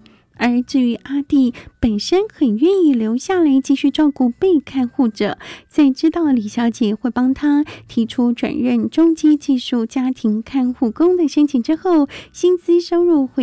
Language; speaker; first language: Chinese; native; Chinese